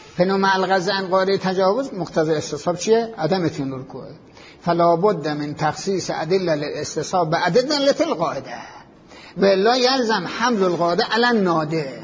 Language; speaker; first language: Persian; native; Persian